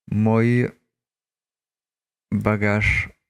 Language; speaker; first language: Russian; non-native, learner; French